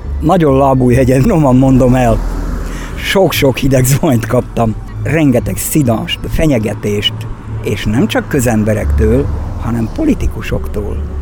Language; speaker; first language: Hungarian; native; Hungarian